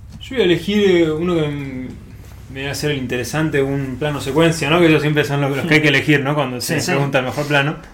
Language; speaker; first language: Spanish; native; Spanish